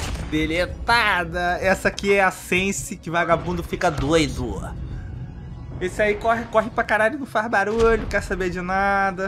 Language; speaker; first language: Portuguese; native; Portuguese